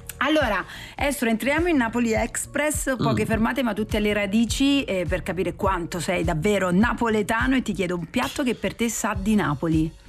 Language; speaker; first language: Italian; native; Italian